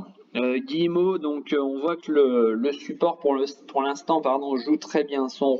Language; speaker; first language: French; native; French